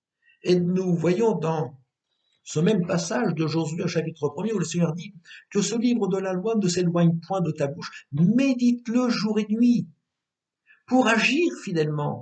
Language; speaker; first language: French; native; French